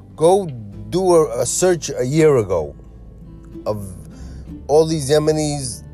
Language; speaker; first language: English; early bilingual, other home language; Arabic